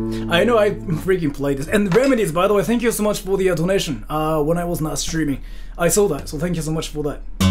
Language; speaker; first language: English; early bilingual, other home language; Japanese